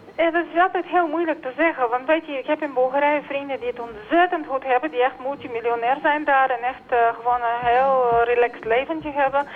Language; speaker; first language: Dutch; non-native, fluent; Bulgarian